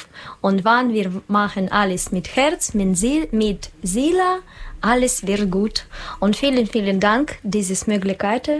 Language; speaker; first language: German; non-native, learner; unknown